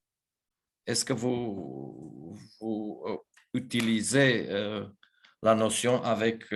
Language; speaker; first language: French; non-native, fluent; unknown